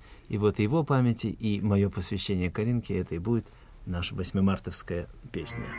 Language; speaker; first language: Russian; native; Russian